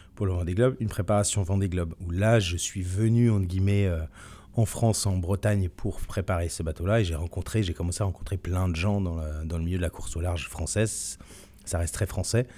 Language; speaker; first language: French; native; French